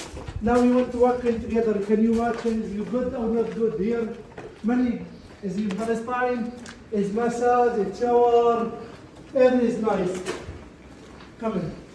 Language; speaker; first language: English; non-native, learner; Arabic